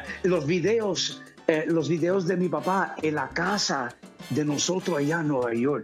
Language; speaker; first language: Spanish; early bilingual, heritage; English